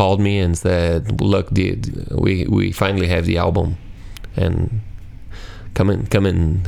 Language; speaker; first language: English; non-native, fluent; Portuguese